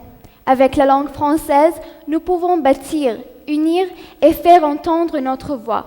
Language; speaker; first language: French; non-native, learner; Arabic